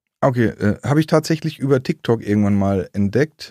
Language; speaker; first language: German; native; German